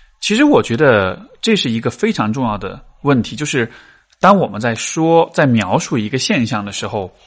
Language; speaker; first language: Chinese; native; Chinese